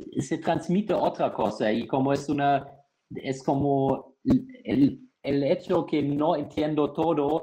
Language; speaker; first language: Spanish; non-native, fluent; German